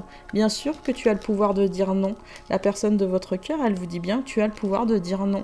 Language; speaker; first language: French; native; French